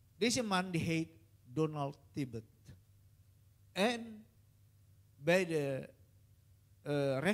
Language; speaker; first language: Dutch; non-native, learner; Indonesian